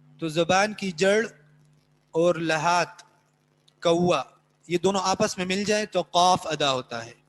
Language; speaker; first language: Urdu; native; Urdu